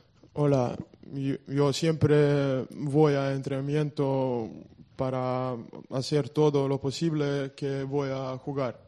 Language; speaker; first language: Spanish; non-native, learner; Serbian